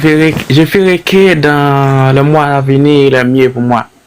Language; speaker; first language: French; non-native, learner; Haitian Creole